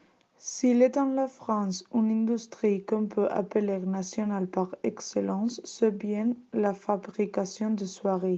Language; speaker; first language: French; non-native, learner; Dutch